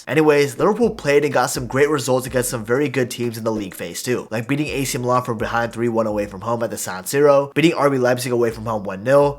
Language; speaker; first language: English; native; English